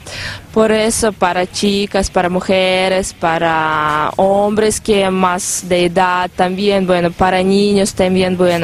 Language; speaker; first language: Spanish; non-native, learner; Russian